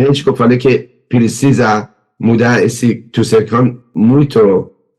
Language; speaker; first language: Portuguese; non-native, learner; Persian